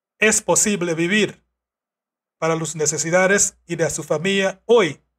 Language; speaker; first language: Spanish; non-native, fluent; English